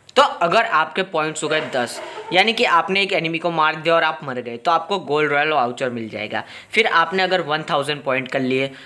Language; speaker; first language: Hindi; non-native, local second language; Gujarati